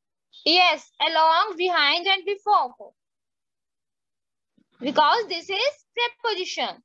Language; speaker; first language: English; non-native, local second language; Hindi